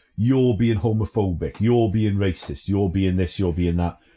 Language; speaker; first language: English; native; English